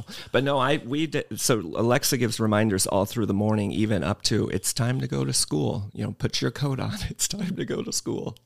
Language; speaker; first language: English; native; English